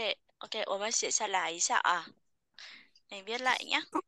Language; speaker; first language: Chinese; non-native, fluent; Vietnamese